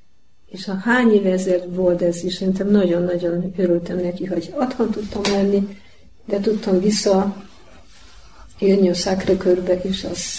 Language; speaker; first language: Hungarian; non-native, learner; Polish